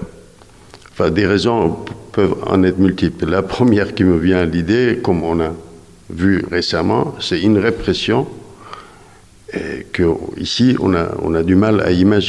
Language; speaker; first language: French; non-native, fluent; Persian